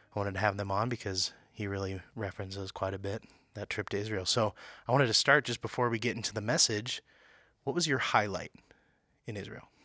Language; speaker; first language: English; native; English